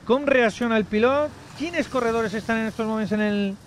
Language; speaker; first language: Spanish; non-native, local second language; Catalan